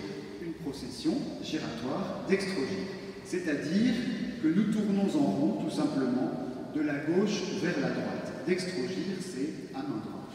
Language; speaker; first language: French; native; French